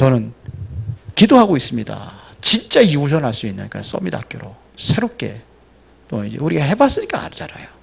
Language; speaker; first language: Korean; native; Korean